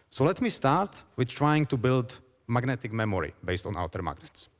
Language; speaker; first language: English; non-native, fluent; Czech